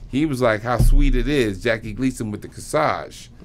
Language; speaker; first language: English; native; English